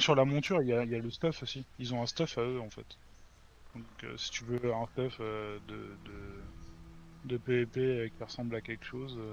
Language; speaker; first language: French; native; French